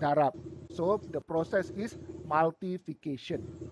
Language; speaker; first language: English; non-native, local second language; Malay